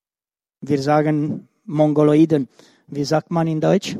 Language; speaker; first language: German; non-native, fluent; Romanian